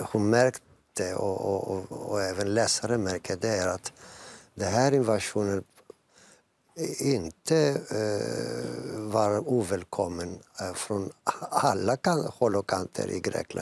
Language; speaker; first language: Swedish; non-native, fluent; Greek